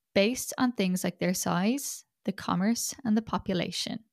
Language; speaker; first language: English; native; English